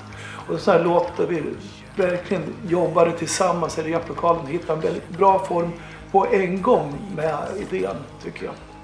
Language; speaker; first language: Swedish; native; Swedish